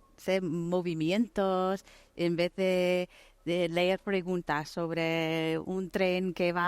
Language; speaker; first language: Spanish; non-native, fluent; English